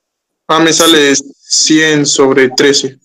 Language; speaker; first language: Spanish; native; Spanish